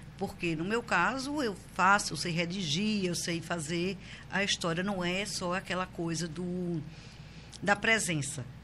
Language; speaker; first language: Portuguese; native; Portuguese